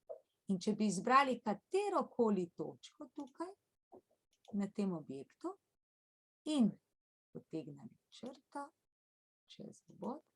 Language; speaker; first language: Slovenian; native; Slovenian